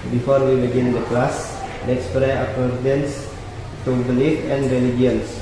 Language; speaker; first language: English; non-native, learner; Indonesian